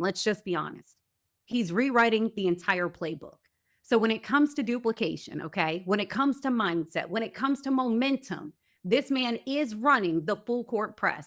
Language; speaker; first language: English; native; English